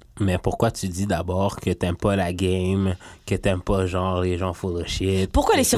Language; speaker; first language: French; native; French